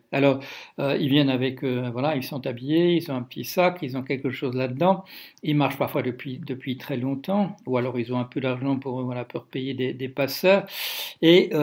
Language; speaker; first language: French; non-native, fluent; Dutch